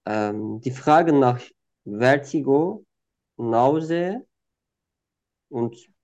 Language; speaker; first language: German; non-native, fluent; Turkish